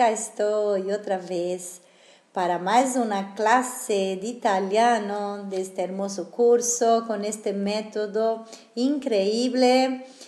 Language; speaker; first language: Spanish; non-native, fluent; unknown